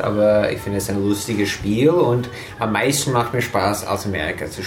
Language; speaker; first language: German; non-native, fluent; English